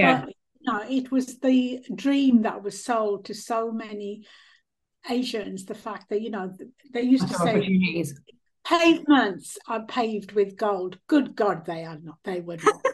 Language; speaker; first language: English; early bilingual, other home language; Punjabi